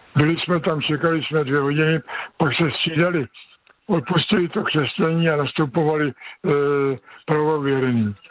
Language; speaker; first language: Czech; native; Czech